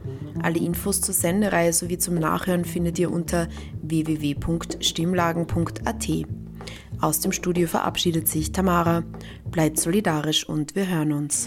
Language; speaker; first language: German; native; German